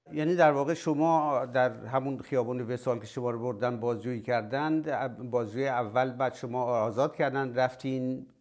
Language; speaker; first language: Persian; native; Persian